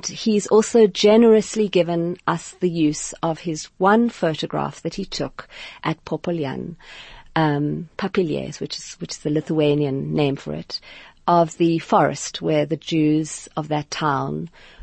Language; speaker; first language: English; native; English